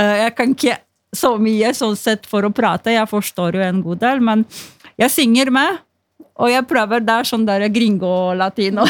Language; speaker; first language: Norwegian; non-native, fluent; Polish